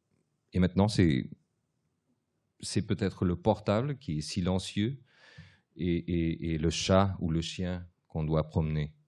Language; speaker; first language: French; early bilingual, other home language; Portuguese